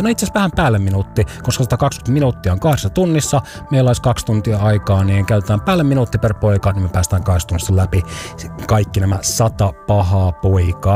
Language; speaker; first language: Finnish; native; Finnish